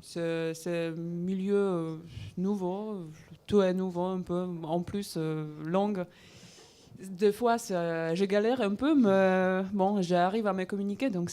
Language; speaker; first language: French; non-native, learner; Polish